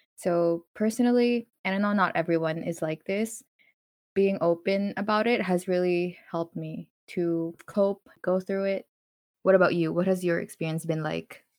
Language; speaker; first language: English; non-native, local second language; Filipino